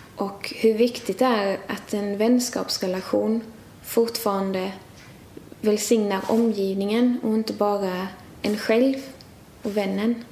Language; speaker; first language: Swedish; native; Swedish